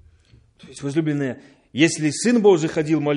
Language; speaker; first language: Polish; non-native, learner; Russian